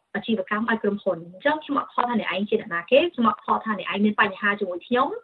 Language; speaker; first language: Khmer; early bilingual, heritage; Khmer